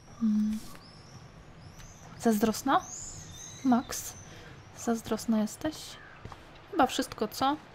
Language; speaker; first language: Polish; native; Polish